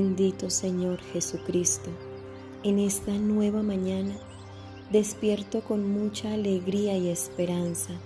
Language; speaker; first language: Spanish; native; Spanish